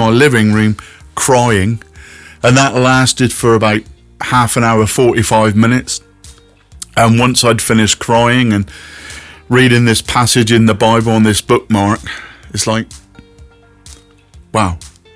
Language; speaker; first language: English; native; English